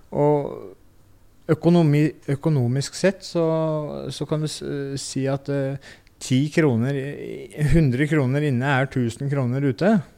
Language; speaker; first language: Norwegian; native; Norwegian